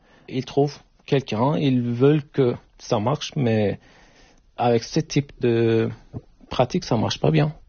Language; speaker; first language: French; non-native, fluent; Turkish